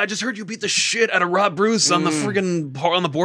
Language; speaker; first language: English; native; English